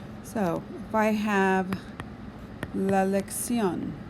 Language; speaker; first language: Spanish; non-native, fluent; English